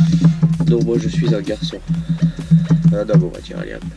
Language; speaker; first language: French; native; French